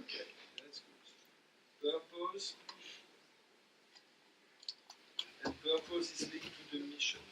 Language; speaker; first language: English; non-native, fluent; French